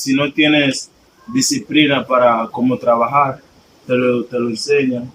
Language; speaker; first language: Spanish; non-native, fluent; Haitian Creole